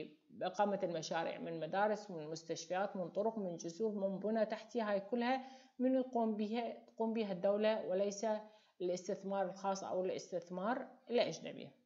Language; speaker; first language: Arabic; native; Arabic